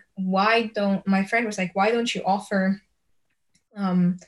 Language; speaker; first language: English; early bilingual, other home language; Slovenian